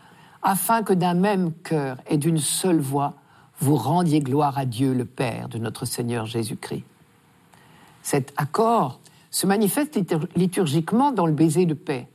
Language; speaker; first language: French; native; French